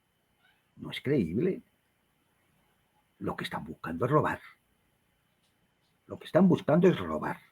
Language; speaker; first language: Spanish; native; Spanish